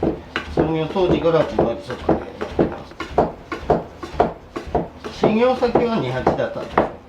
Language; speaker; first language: Japanese; native; Japanese